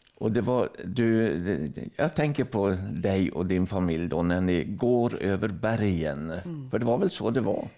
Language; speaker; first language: Swedish; native; Swedish